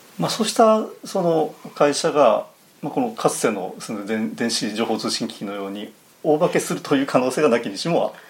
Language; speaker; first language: Japanese; native; Japanese